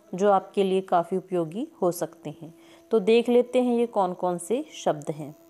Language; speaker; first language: Hindi; native; Hindi